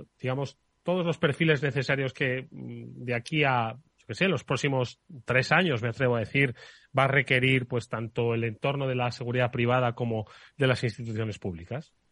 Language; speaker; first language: Spanish; native; Spanish